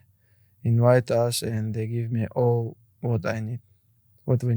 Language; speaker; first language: English; non-native, learner; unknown